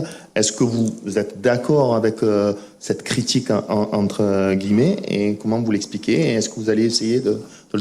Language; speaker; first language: French; native; French